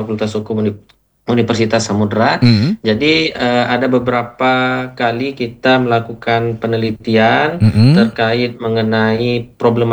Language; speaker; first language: Indonesian; native; Indonesian